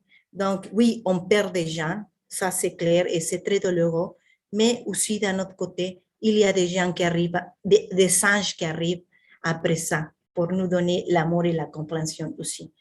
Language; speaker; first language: French; non-native, fluent; Spanish